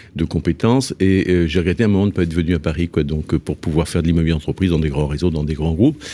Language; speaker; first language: French; native; French